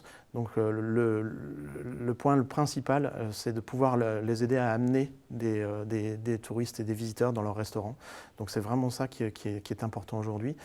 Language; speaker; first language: French; native; French